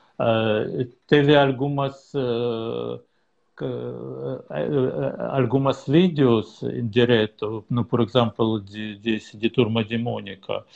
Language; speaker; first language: Portuguese; non-native, learner; Russian